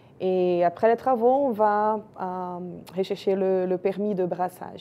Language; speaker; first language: French; non-native, fluent; Portuguese